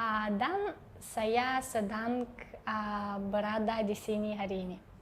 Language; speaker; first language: Indonesian; non-native, learner; Tajik